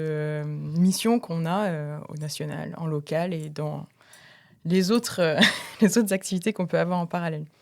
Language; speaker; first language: French; native; French